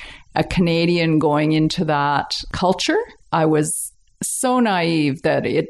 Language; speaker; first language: English; native; English